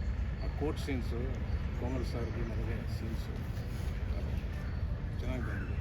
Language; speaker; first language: Kannada; non-native, learner; Telugu